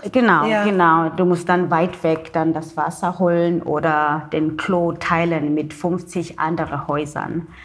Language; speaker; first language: German; non-native, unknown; Xhosa